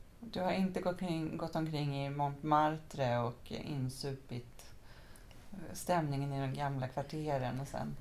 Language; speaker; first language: Swedish; native; Swedish